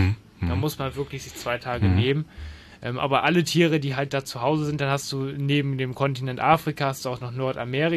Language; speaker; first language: German; native; German